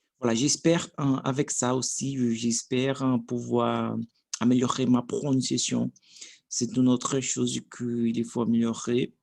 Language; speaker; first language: French; non-native, learner; Portuguese